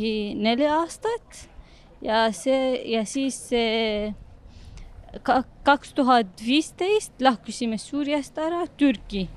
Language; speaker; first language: Estonian; non-native, learner; Arabic